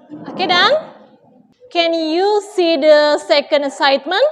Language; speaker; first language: English; non-native, learner; Indonesian